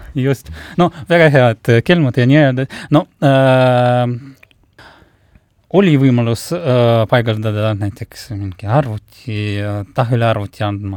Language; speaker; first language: Estonian; non-native, local second language; Russian